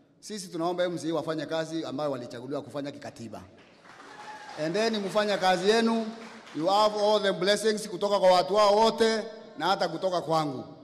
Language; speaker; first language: Swahili; non-native, local second language; Meru